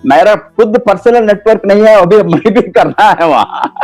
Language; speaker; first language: Hindi; non-native, local second language; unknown